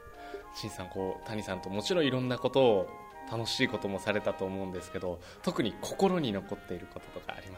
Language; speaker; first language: Japanese; native; Japanese